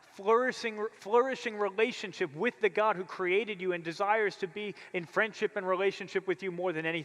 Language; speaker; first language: English; native; English